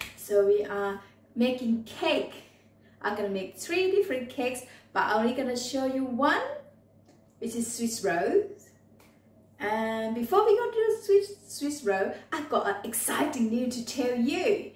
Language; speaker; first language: English; non-native, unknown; Thai